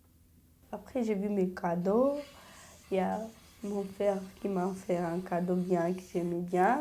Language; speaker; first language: French; non-native, learner; Romanian